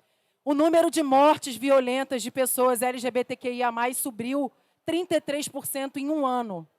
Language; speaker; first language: Portuguese; native; Portuguese